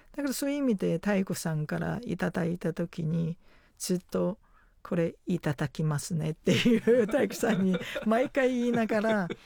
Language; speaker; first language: Japanese; non-native, fluent; Chinese